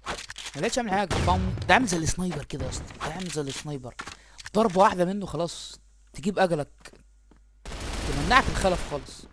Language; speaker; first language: Arabic; native; Arabic